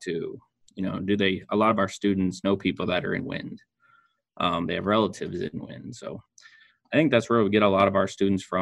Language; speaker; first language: English; native; English